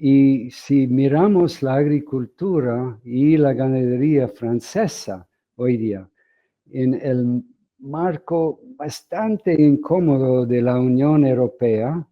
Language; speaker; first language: Spanish; non-native, fluent; English